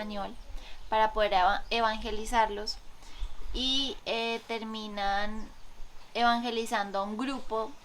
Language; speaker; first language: Spanish; native; Spanish